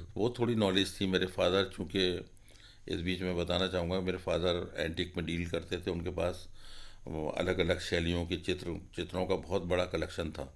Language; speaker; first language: Hindi; native; Hindi